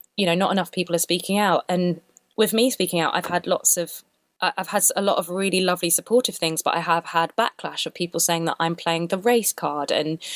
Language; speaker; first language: English; native; English